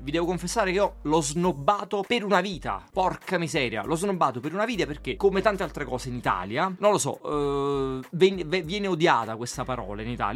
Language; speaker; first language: Italian; native; Italian